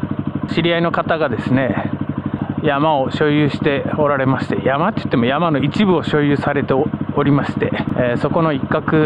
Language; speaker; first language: Japanese; native; Japanese